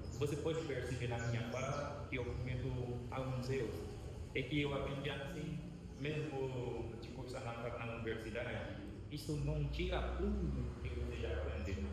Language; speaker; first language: Portuguese; non-native, fluent; Haitian Creole